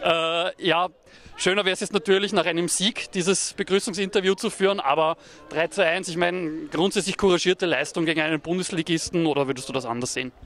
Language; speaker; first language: German; native; German